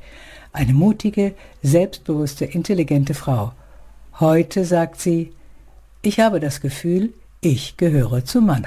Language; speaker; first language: German; native; German